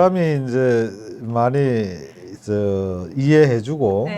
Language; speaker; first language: Korean; native; Korean